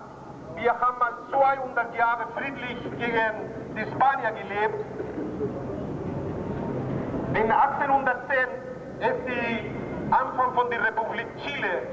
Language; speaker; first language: German; non-native, fluent; Spanish